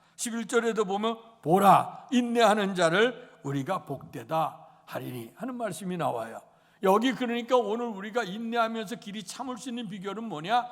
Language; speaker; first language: Korean; native; Korean